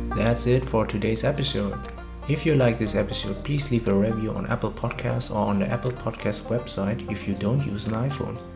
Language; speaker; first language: English; non-native, fluent; German